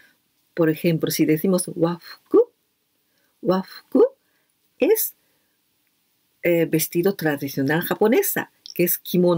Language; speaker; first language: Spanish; non-native, fluent; Japanese